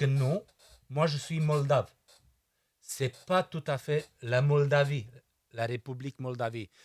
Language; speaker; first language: French; non-native, fluent; Romanian